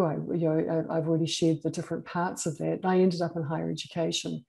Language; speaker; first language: English; native; English